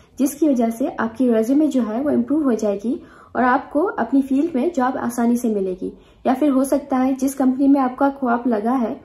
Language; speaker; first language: Hindi; native; Hindi